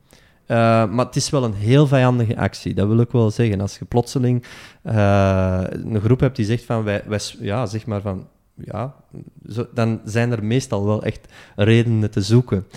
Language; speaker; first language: Dutch; native; Dutch